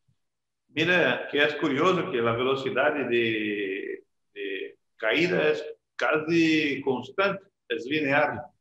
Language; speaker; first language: Portuguese; non-native, learner; Spanish